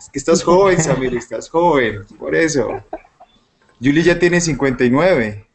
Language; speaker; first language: Spanish; native; Spanish